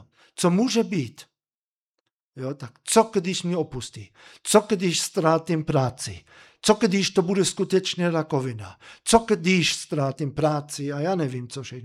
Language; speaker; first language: Czech; non-native, fluent; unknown